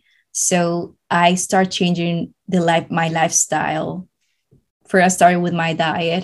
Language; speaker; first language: English; non-native, fluent; Spanish